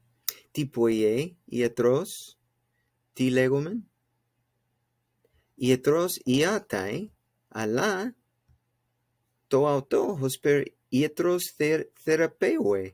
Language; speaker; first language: Greek; non-native, fluent; English